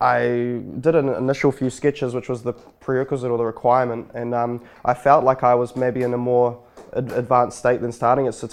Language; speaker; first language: English; native; English